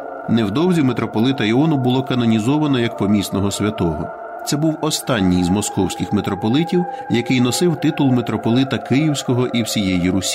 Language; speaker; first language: Ukrainian; native; Ukrainian